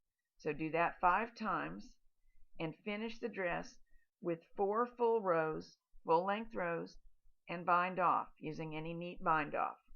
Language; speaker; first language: English; native; English